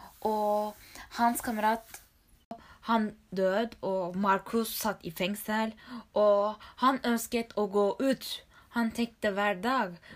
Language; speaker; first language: Norwegian; non-native, learner; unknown